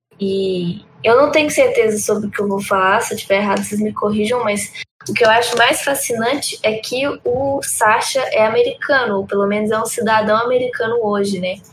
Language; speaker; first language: Portuguese; early bilingual, heritage; Portuguese